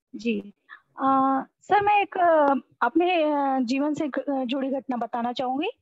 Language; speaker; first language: Hindi; native; Hindi